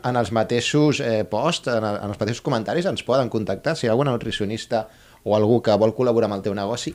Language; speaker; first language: Catalan; native; Catalan